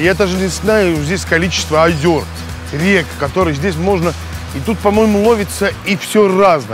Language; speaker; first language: Russian; non-native, fluent; Finnish